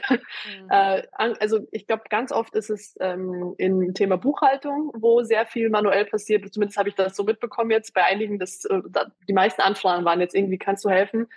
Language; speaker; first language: German; early bilingual, other home language; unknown